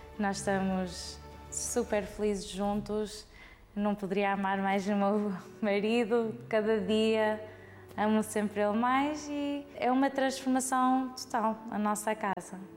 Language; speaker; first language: Portuguese; early bilingual, heritage; Portuguese